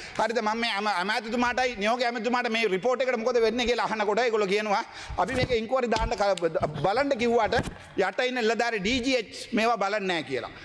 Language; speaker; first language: Sinhala; non-native, local second language; Tamil